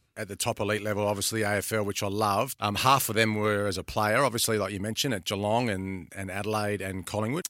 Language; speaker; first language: English; native; English